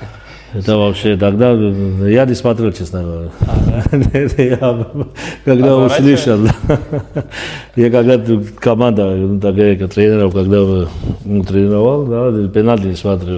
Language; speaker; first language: Russian; non-native, fluent; Georgian